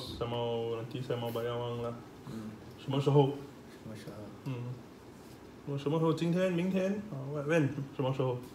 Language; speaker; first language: Chinese; non-native, fluent; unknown